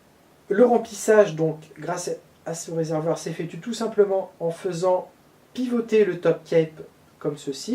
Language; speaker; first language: French; native; French